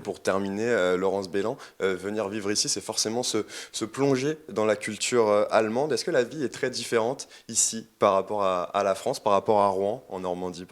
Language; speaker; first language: French; native; French